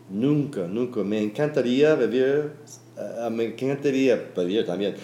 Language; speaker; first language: Spanish; non-native, learner; English